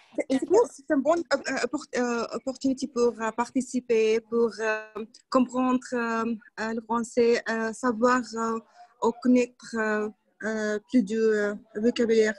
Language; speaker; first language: French; non-native, learner; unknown